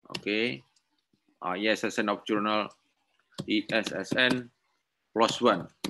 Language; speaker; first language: English; non-native, learner; Indonesian